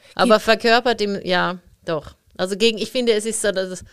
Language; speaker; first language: German; native; German